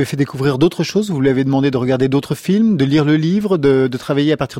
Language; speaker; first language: French; native; French